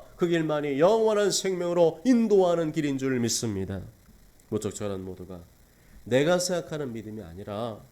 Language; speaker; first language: Korean; native; Korean